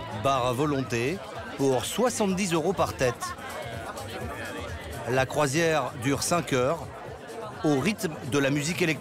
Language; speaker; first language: French; native; French